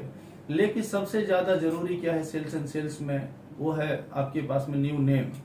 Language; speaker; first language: Hindi; native; Hindi